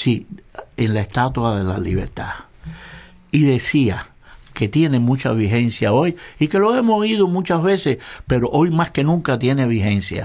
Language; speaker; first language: Spanish; native; Spanish